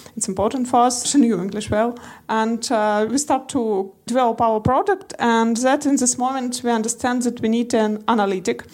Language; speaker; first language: English; non-native, learner; Russian